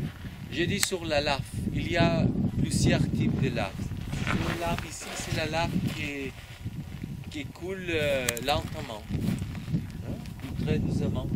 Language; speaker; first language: French; non-native, learner; Spanish